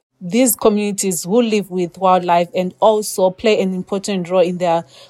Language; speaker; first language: English; non-native, local second language; Shona